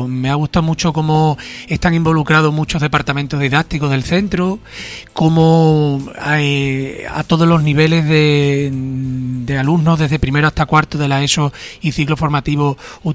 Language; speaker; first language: Spanish; native; Spanish